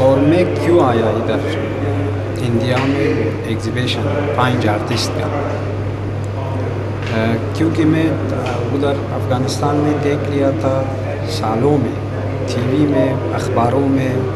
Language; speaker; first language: Hindi; non-native, learner; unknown